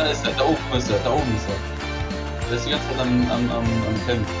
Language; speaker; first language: German; native; German